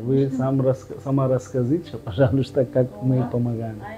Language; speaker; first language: Russian; non-native, learner; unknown